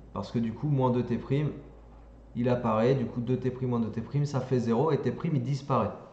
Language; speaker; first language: French; native; French